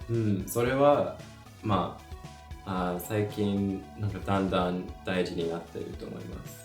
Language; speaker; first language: Japanese; non-native, learner; English